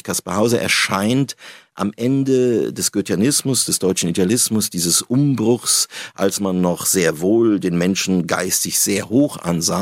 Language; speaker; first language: German; native; German